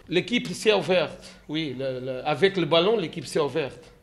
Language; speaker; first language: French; non-native, learner; Portuguese